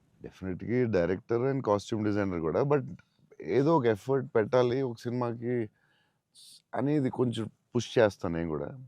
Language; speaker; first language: Telugu; native; Telugu